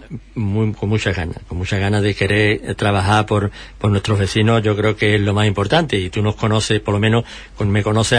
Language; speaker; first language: Spanish; native; Spanish